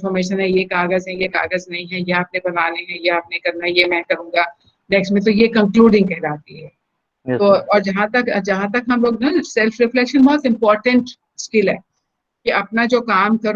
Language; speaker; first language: Hindi; native; Hindi